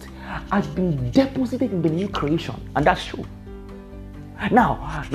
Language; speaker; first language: English; non-native, local second language; Yoruba